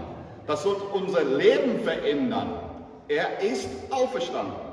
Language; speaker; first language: German; non-native, fluent; English